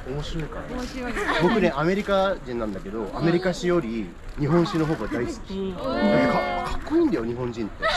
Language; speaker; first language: Japanese; early bilingual, other home language; English